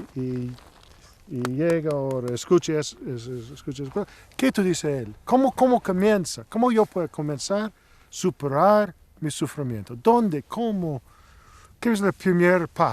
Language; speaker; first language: Spanish; non-native, learner; English